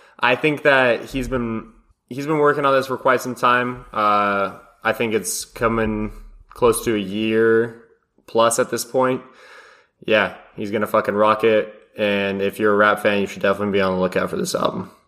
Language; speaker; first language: English; early bilingual, other home language; Russian